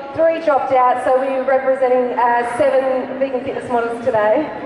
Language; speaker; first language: English; native; English